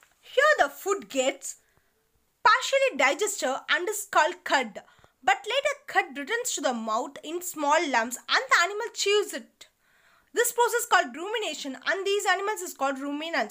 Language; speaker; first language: English; non-native, local second language; Tamil